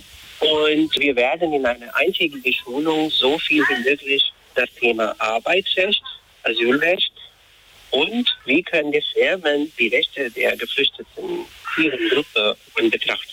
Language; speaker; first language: German; non-native, fluent; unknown